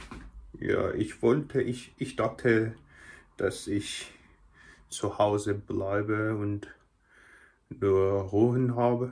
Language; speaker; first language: German; non-native, learner; Korean